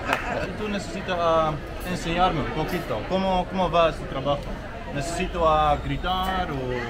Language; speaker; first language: Spanish; non-native, learner; Dutch